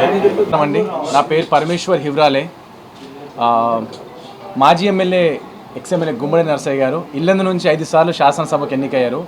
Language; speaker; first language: Telugu; native; Telugu